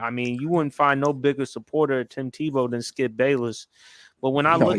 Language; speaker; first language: English; native; English